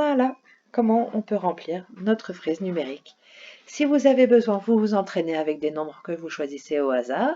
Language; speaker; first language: French; native; French